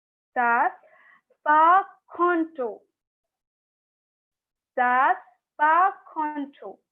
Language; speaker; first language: German; non-native, learner; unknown